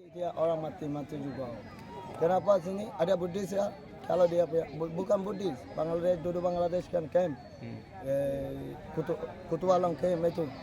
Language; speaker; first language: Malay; non-native, learner; Rohingya